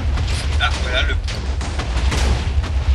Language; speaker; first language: French; native; French